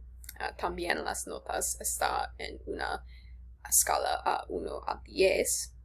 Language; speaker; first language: Spanish; non-native, learner; English